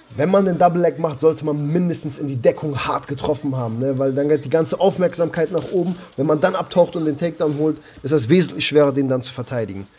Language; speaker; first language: German; early bilingual, other home language; Armenian